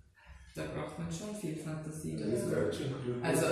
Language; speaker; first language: German; native; German